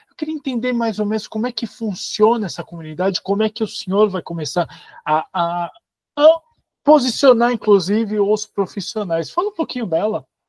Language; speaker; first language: Portuguese; native; Portuguese